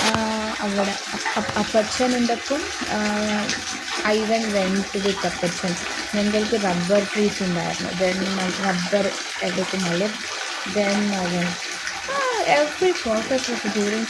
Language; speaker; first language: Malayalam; non-native, local second language; Telugu